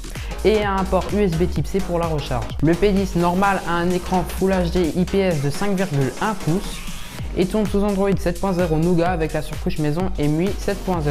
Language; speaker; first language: French; native; French